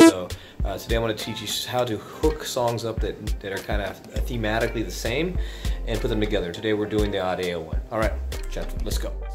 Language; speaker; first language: English; native; English